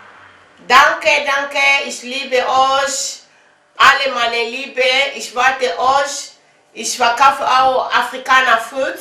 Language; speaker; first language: German; non-native, learner; Lingala